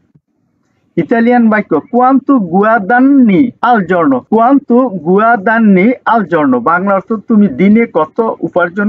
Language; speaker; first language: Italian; non-native, learner; Bangla